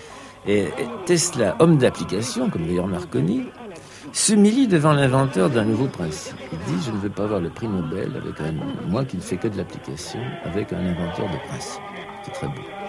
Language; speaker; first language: French; native; French